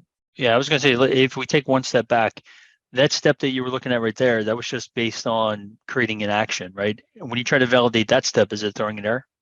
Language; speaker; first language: English; native; English